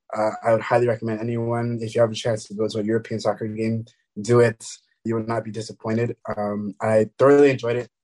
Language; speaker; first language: English; early bilingual, other home language; French